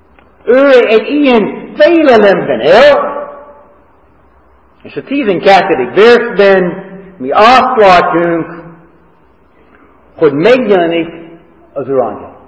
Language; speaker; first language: Hungarian; non-native, fluent; English